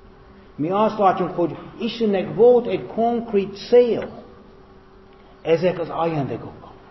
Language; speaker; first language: Hungarian; non-native, fluent; English